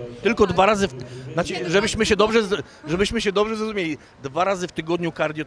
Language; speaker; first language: Polish; native; Polish